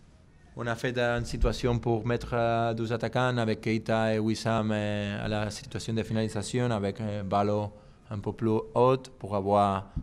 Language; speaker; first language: French; non-native, learner; Spanish